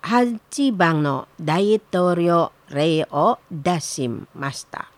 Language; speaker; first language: Japanese; non-native, learner; Indonesian